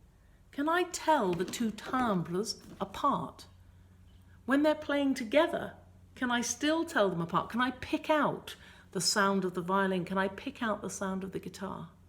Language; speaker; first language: English; native; English